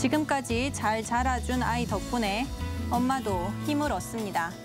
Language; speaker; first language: Korean; native; Korean